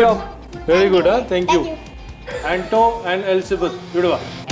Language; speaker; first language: Malayalam; non-native, learner; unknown